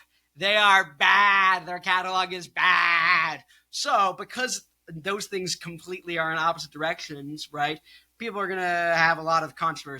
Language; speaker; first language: English; native; English